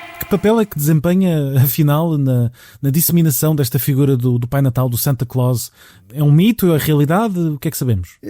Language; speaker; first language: Portuguese; native; Portuguese